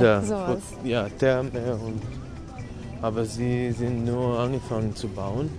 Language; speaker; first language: German; non-native, fluent; Serbian